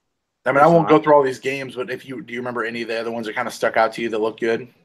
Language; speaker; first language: English; native; English